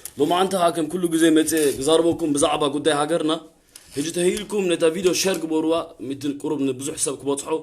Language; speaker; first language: Tigrinya; early bilingual, heritage; Tigrinya